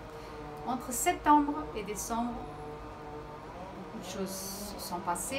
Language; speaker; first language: French; early bilingual, heritage; Portuguese